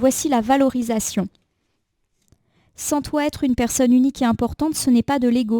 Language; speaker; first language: French; native; French